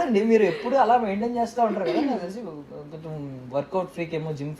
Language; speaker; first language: Telugu; native; Telugu